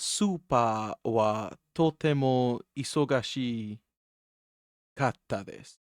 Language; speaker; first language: Japanese; non-native, learner; English